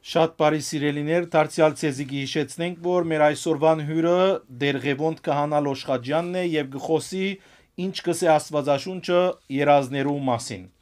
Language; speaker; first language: Armenian; native; Armenian